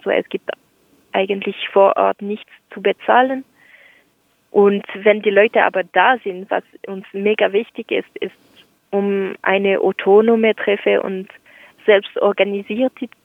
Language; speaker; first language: German; non-native, local second language; French